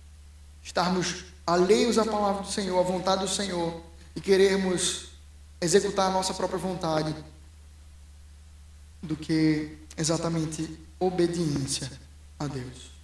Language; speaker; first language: Portuguese; native; Portuguese